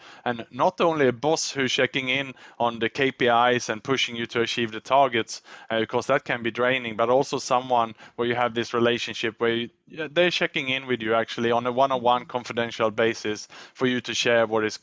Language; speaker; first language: English; non-native, fluent; Swedish